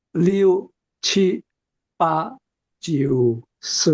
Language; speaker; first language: Chinese; non-native, learner; Indonesian